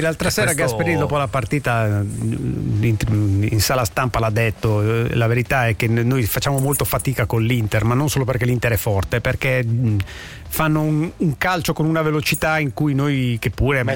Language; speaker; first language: Italian; native; Italian